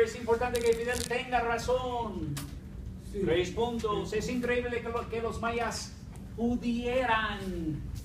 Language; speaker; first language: Spanish; non-native, fluent; English